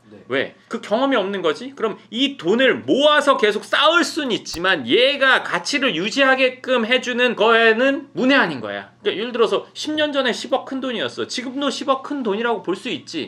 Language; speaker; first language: Korean; native; Korean